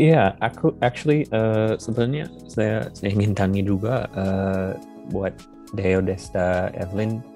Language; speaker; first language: Indonesian; non-native, learner; English